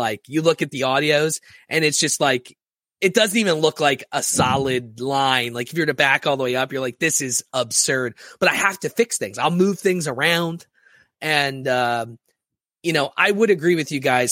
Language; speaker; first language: English; native; English